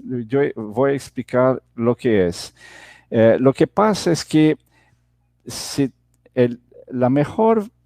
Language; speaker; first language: Spanish; non-native, fluent; Portuguese